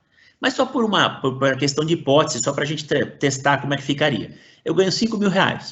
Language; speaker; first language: Portuguese; native; Portuguese